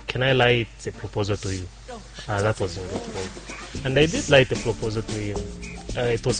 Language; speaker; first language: English; non-native, local second language; Bemba